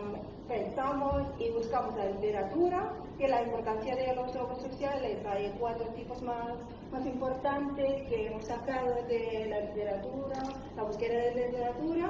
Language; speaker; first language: Spanish; non-native, learner; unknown